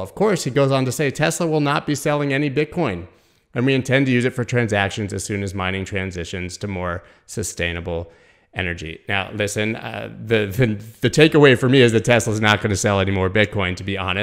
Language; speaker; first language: English; native; English